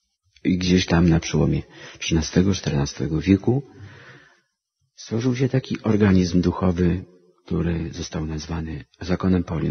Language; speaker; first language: Polish; native; Polish